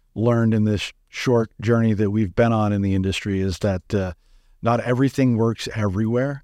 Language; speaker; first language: English; native; English